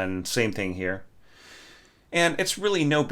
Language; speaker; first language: English; native; English